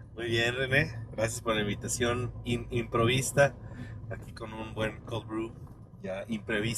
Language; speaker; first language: Spanish; native; Spanish